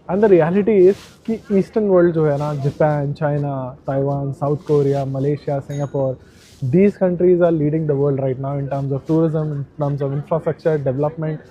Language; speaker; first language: Hindi; native; Hindi